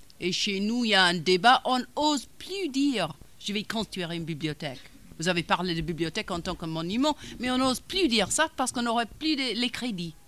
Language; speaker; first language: French; non-native, fluent; English